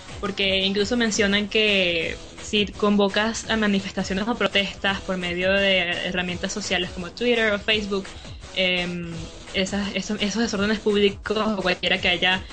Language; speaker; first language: Spanish; native; Spanish